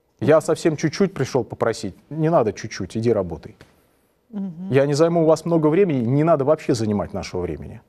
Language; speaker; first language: Russian; native; Russian